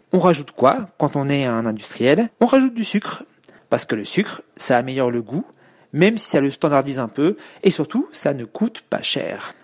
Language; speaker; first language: French; native; French